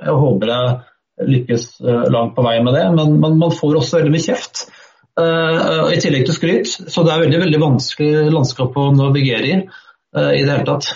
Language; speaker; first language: Norwegian; native; Norwegian